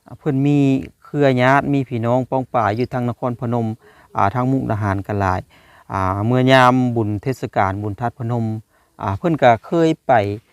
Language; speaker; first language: Thai; native; Thai